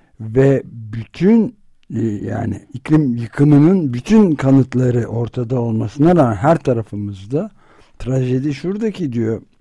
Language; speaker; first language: Turkish; native; Turkish